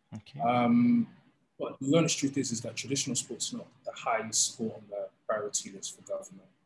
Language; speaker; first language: English; native; English